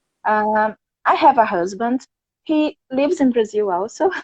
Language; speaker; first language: English; non-native, fluent; Portuguese